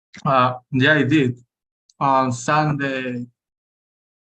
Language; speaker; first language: English; non-native, fluent; Spanish